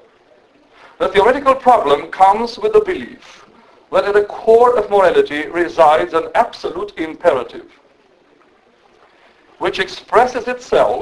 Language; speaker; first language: English; non-native, fluent; Romanian